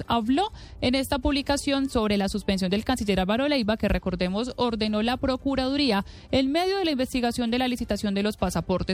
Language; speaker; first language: Spanish; native; Spanish